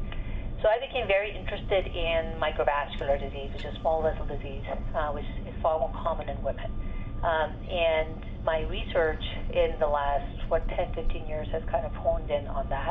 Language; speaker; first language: English; non-native, local second language; Urdu